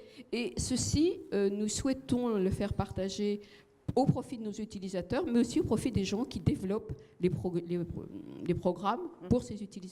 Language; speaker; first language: French; native; French